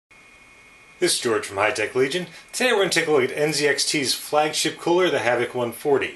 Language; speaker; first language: English; native; English